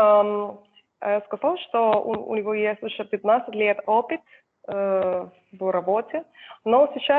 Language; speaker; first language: Russian; non-native, fluent; Spanish